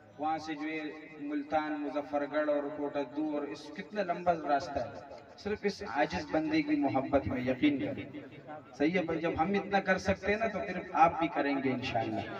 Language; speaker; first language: Urdu; non-native, local second language; Pashto